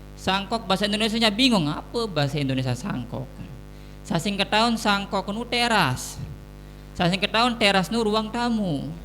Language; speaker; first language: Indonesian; non-native, local second language; Sasak